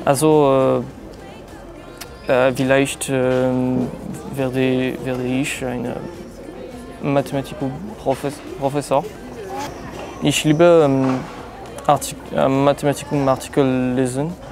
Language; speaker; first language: German; non-native, learner; French